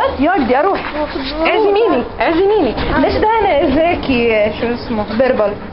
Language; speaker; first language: Arabic; early bilingual, heritage; Arabic